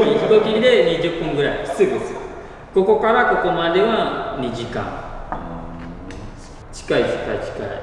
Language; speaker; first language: Japanese; non-native, learner; Indonesian